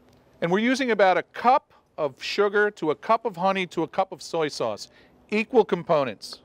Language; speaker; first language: English; native; English